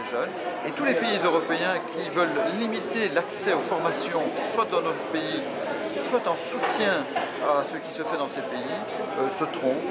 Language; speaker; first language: French; native; French